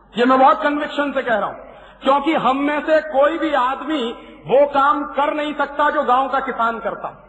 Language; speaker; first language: Hindi; native; Hindi